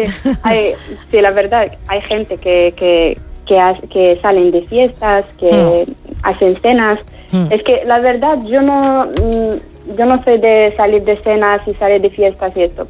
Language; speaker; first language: Spanish; non-native, fluent; Arabic